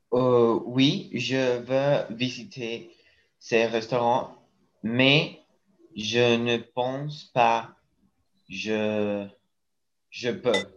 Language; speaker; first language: French; non-native, learner; Spanish